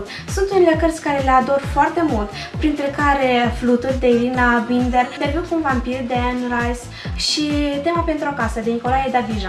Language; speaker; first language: Romanian; native; Romanian